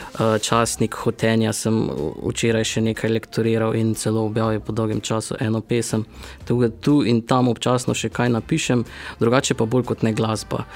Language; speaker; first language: Slovenian; native; Slovenian